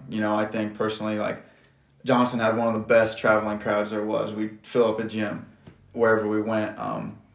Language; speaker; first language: English; native; English